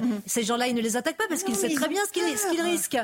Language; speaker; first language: French; native; French